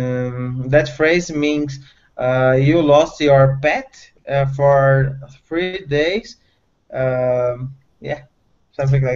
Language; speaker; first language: English; non-native, learner; Spanish